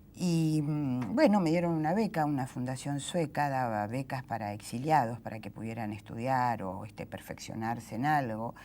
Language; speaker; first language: Spanish; native; Spanish